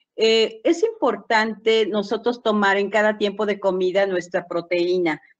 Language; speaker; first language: Spanish; native; Spanish